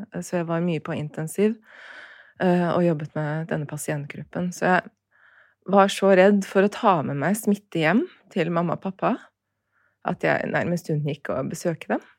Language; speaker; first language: Norwegian; early bilingual, other home language; Turkish